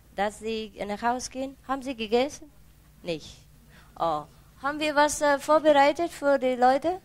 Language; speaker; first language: German; non-native, learner; Vietnamese